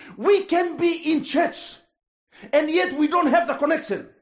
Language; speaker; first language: English; non-native, fluent; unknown